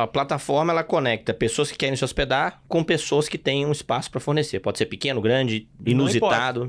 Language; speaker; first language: Portuguese; native; Portuguese